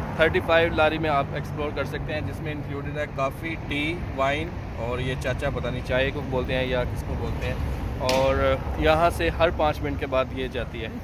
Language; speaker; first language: Urdu; non-native, local second language; Punjabi